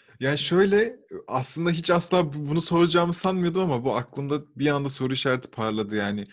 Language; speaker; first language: Turkish; native; Turkish